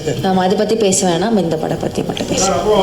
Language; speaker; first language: Tamil; native; Tamil